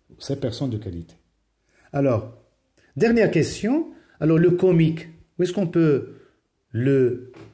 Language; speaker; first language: French; non-native, local second language; Arabic